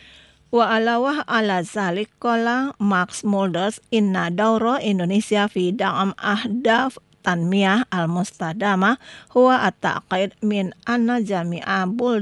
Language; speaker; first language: Arabic; non-native, fluent; Indonesian